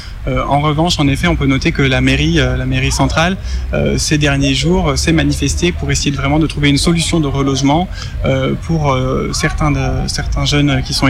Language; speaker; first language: French; native; French